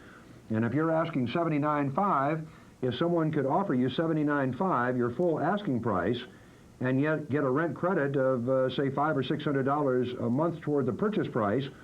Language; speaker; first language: English; native; English